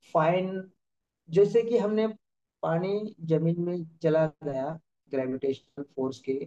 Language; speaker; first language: Hindi; non-native, local second language; Marathi